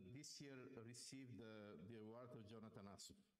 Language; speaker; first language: English; non-native, fluent; Bulgarian